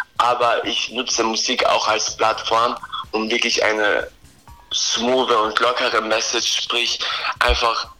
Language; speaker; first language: German; early bilingual, other home language; Croatian